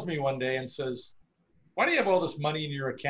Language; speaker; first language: English; native; English